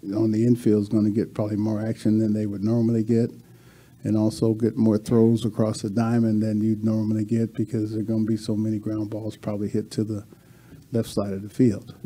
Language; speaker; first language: English; native; English